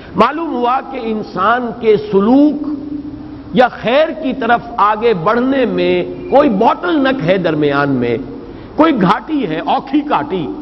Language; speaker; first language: Urdu; native; Urdu